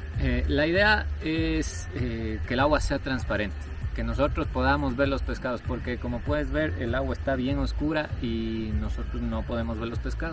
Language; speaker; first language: Spanish; native; Spanish